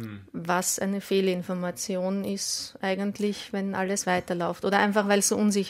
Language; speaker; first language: German; native; German